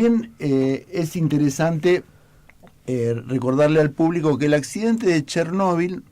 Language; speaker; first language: Spanish; native; Spanish